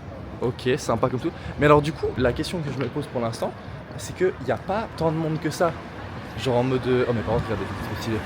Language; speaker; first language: French; native; French